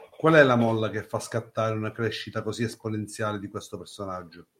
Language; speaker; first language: Italian; native; Italian